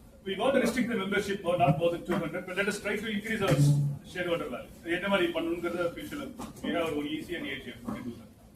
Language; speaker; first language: English; non-native, local second language; Tamil